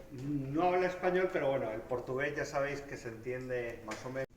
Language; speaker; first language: Spanish; native; Spanish